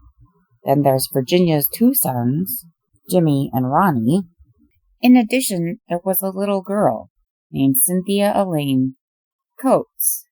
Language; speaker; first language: English; native; English